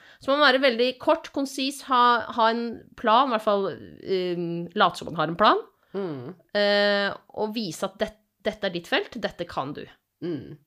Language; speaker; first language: Norwegian; native; Norwegian